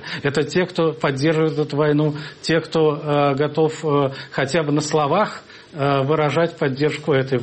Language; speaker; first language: Russian; native; Russian